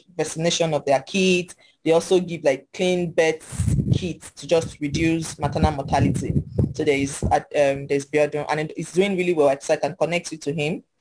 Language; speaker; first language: English; non-native, local second language; Yoruba